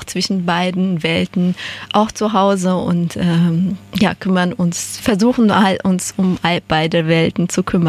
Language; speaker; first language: German; non-native, fluent; Persian